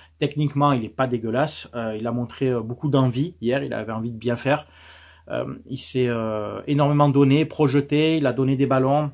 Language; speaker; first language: French; native; French